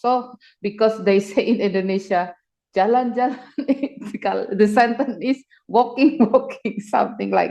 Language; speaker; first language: English; non-native, fluent; Indonesian